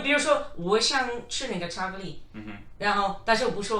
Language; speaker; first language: Chinese; non-native, fluent; English